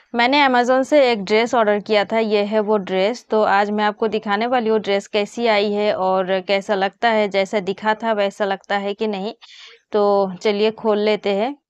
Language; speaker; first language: Hindi; non-native, local second language; Bangla